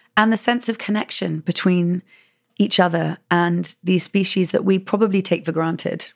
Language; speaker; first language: English; native; English